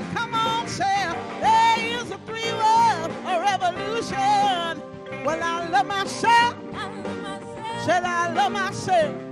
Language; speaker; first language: English; native; English